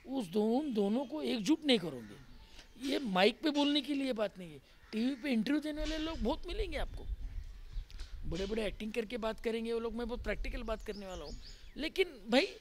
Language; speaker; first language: Hindi; non-native, local second language; Marathi